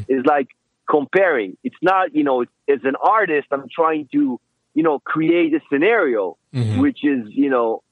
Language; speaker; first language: English; non-native, fluent; Hebrew